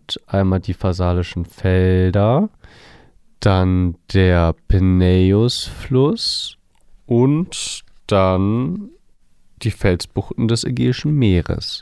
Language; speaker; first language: German; native; German